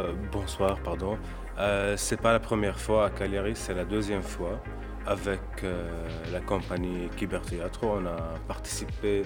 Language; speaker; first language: French; non-native, local second language; Arabic